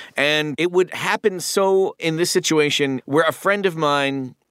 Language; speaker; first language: English; native; English